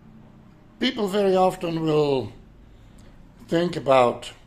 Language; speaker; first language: English; non-native, fluent; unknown